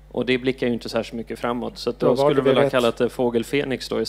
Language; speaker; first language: Swedish; native; Swedish